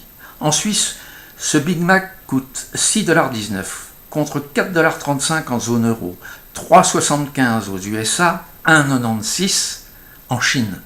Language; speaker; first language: French; native; French